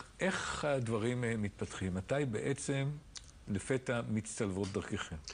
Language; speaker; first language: Hebrew; native; Hebrew